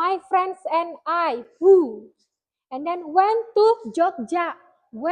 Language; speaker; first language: English; non-native, fluent; Indonesian